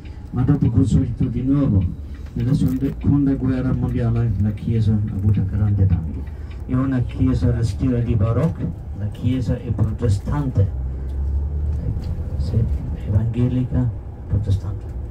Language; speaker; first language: Italian; non-native, fluent; German